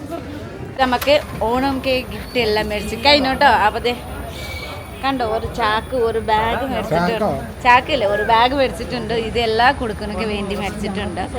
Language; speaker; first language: Malayalam; non-native, learner; Nepali